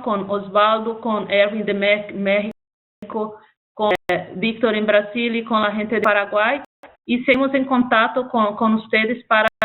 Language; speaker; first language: Spanish; non-native, fluent; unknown